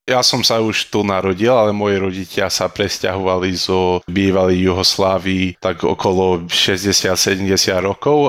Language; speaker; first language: Slovak; early bilingual, heritage; Slovak